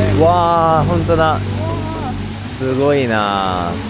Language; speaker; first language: Japanese; native; Japanese